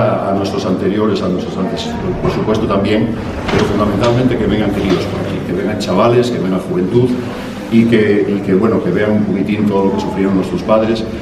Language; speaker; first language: Spanish; native; Spanish